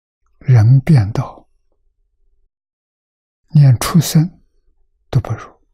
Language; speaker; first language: Chinese; native; Chinese